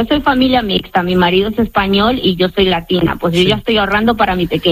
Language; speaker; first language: Spanish; native; Spanish